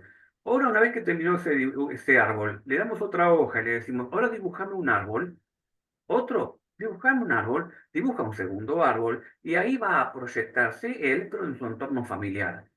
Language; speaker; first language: Spanish; native; Spanish